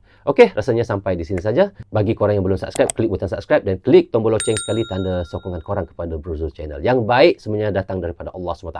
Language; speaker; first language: Malay; native; Malay